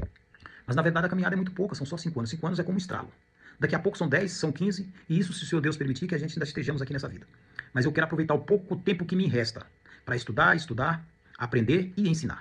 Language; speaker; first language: Portuguese; native; Portuguese